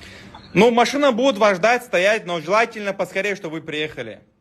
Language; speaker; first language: Russian; native; Russian